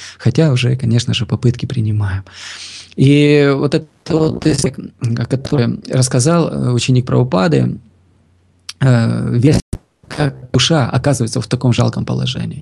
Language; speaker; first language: Russian; native; Russian